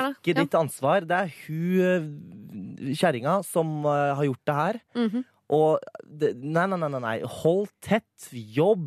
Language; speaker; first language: Norwegian; native; Norwegian